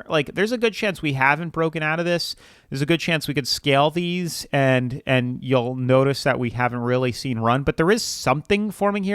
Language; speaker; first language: English; native; English